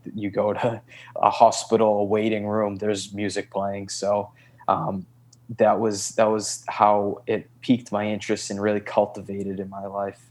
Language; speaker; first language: English; native; English